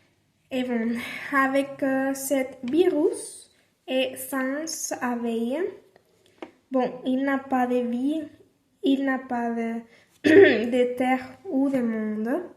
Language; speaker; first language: French; non-native, learner; Spanish